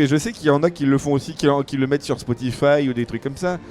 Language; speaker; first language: French; native; French